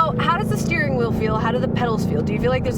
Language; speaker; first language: English; native; English